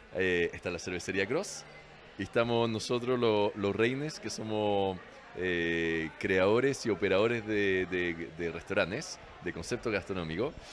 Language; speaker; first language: Spanish; non-native, fluent; French